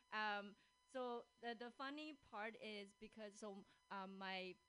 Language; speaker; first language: English; non-native, fluent; Chinese